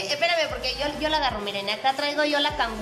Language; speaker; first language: Spanish; native; Spanish